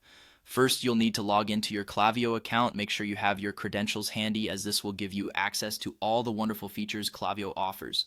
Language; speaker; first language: English; native; English